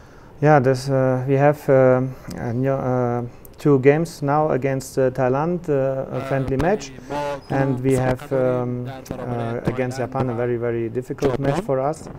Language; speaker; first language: English; non-native, fluent; German